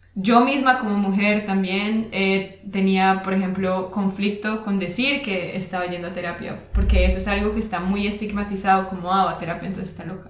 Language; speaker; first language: Spanish; native; Spanish